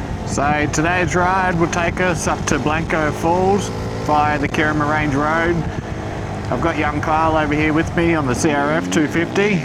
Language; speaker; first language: English; native; English